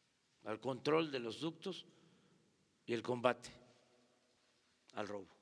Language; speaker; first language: Spanish; native; Spanish